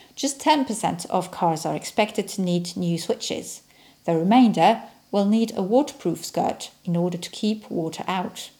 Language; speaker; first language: English; non-native, fluent; French